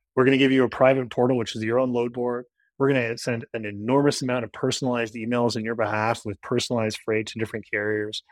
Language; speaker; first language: English; native; English